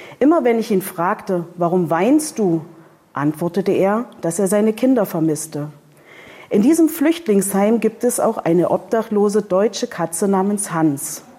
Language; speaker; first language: German; native; German